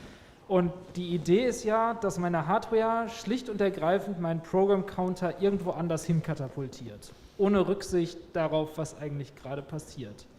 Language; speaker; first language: German; native; German